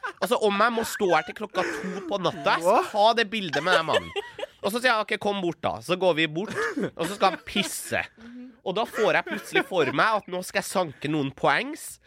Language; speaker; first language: Norwegian; early bilingual, other home language; Persian